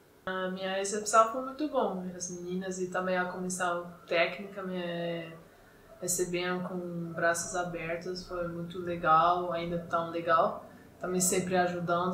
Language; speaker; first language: Portuguese; non-native, fluent; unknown